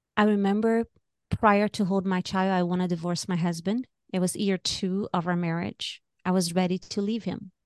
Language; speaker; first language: English; non-native, fluent; Portuguese